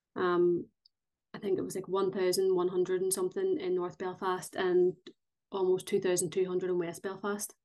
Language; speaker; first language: English; native; English